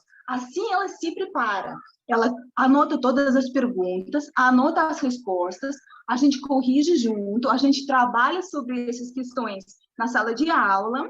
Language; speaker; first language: Portuguese; non-native, fluent; Russian